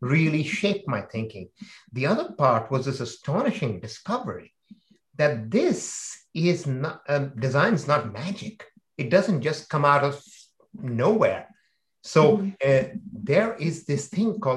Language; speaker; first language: English; non-native, local second language; Hindi